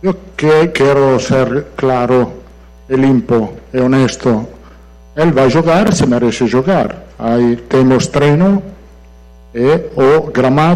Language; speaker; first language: Portuguese; non-native, fluent; Italian